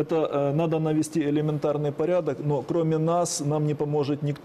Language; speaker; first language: Russian; native; Russian